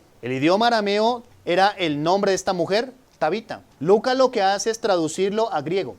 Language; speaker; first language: Spanish; native; Spanish